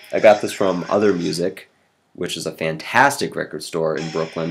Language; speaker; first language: English; native; English